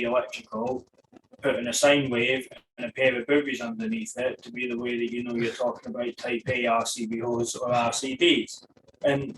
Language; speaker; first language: English; native; English